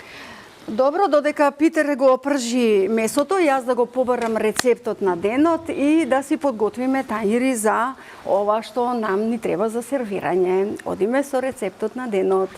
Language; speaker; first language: Macedonian; native; Macedonian